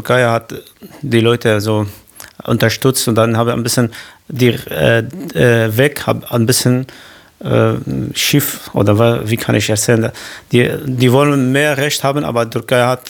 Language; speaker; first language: German; non-native, learner; Kurdish